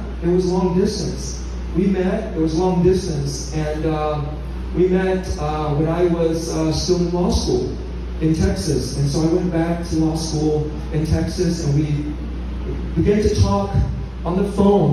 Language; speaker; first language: English; early bilingual, other home language; Vietnamese